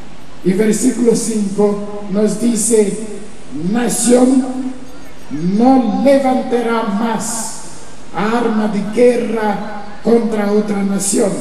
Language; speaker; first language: Spanish; non-native, fluent; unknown